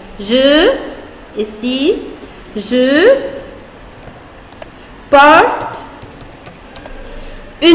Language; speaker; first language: French; non-native, fluent; Arabic